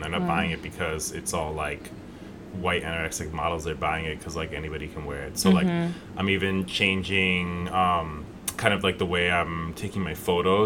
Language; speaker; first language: English; native; English